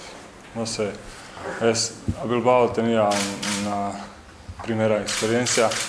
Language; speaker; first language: Spanish; non-native, learner; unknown